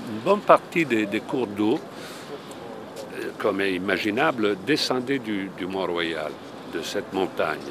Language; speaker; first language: French; non-native, fluent; Italian